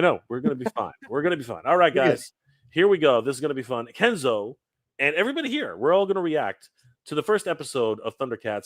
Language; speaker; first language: English; native; English